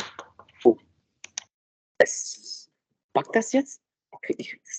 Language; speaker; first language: German; native; German